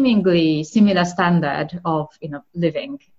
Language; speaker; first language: English; non-native, fluent; Japanese